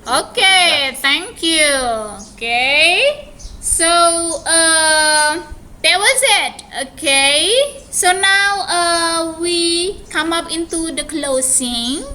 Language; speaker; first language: English; non-native, fluent; Indonesian